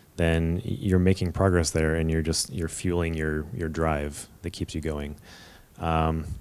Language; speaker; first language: English; native; English